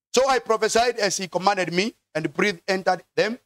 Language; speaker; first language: English; non-native, local second language; Swahili